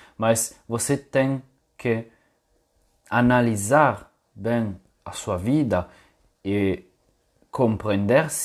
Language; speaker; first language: Portuguese; non-native, fluent; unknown